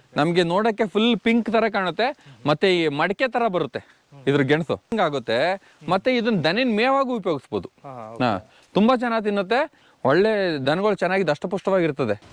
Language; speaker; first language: Kannada; native; Kannada